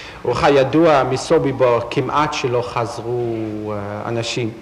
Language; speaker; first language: Hebrew; non-native, fluent; Dutch